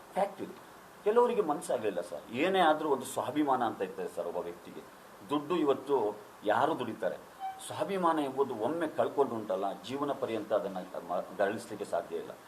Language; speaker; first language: Kannada; native; Kannada